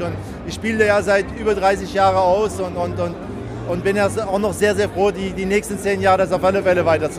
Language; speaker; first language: German; native; German